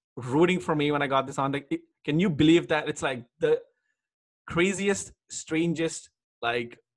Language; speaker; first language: English; non-native, local second language; Telugu